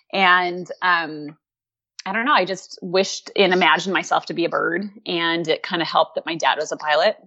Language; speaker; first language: English; native; English